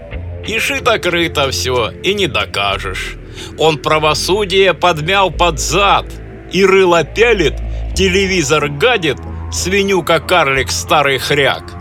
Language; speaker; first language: Russian; native; Russian